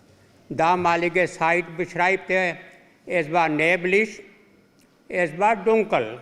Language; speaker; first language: German; non-native, fluent; Punjabi